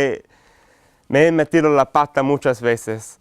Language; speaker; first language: Spanish; non-native, fluent; English